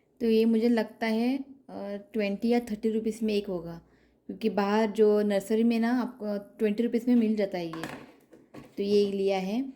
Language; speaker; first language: Hindi; non-native, local second language; Konkani